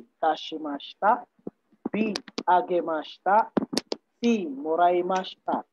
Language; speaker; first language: Japanese; non-native, learner; Filipino